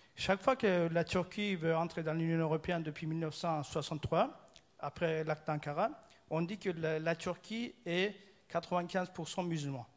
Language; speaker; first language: French; non-native, fluent; Turkish